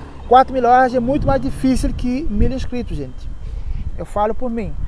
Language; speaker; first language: Portuguese; non-native, local second language; Kabuverdianu